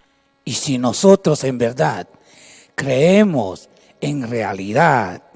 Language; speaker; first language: Spanish; non-native, local second language; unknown